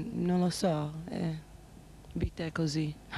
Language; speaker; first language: Italian; non-native, learner; English